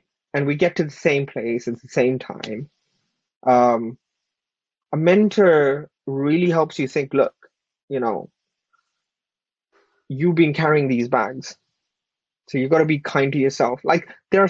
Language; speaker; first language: English; non-native, local second language; Urdu